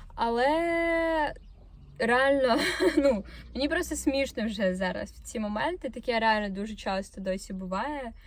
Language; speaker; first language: Ukrainian; non-native, local second language; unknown